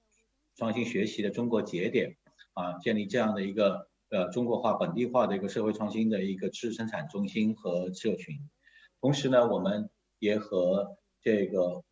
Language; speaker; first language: Chinese; native; Chinese